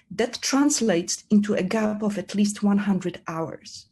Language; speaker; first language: English; non-native, fluent; Polish